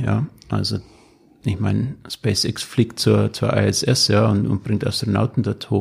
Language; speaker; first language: German; native; German